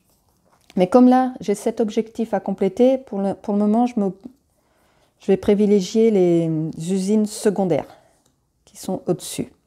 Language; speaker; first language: French; native; French